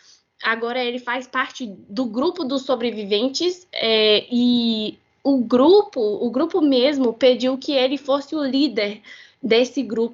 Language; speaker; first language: Portuguese; non-native, fluent; English